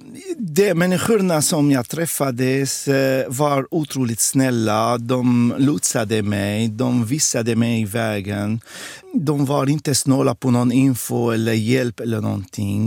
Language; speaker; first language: Swedish; non-native, fluent; Arabic